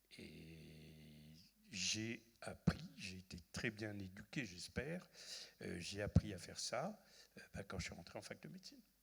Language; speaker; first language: French; non-native, local second language; Arabic